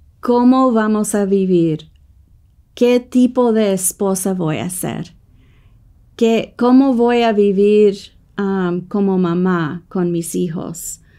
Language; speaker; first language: Spanish; non-native, fluent; English